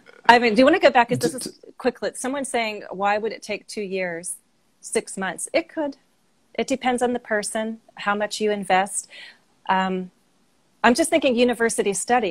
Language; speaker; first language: English; native; English